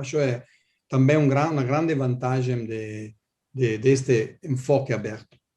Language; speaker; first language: Portuguese; non-native, learner; Italian